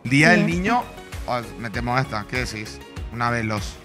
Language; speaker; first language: Spanish; native; Spanish